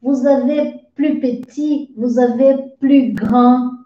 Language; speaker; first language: French; non-native, fluent; Portuguese